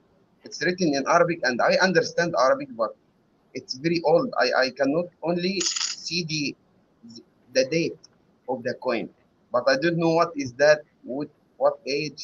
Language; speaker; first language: English; non-native, learner; Arabic